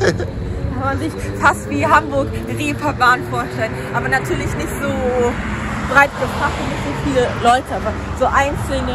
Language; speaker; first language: German; native; German